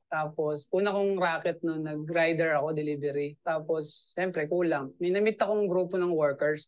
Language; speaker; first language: Filipino; native; Filipino